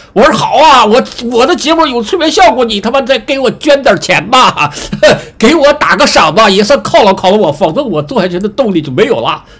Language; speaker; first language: Chinese; native; Chinese